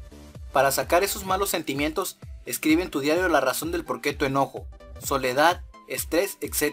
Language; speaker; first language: Spanish; native; Spanish